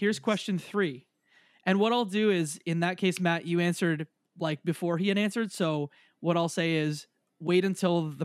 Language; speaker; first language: English; native; English